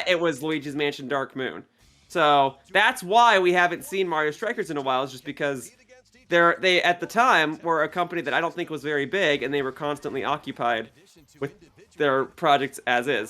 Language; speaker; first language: English; native; English